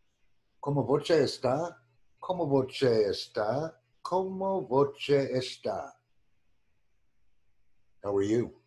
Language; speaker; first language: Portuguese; non-native, learner; English